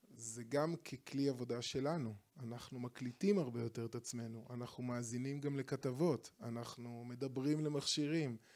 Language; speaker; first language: Hebrew; native; Hebrew